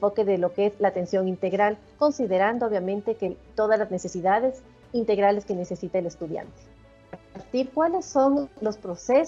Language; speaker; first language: Spanish; native; Spanish